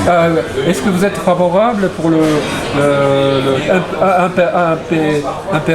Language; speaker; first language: French; non-native, learner; Japanese